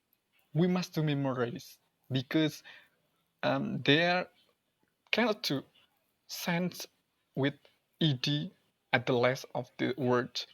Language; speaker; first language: English; non-native, learner; Indonesian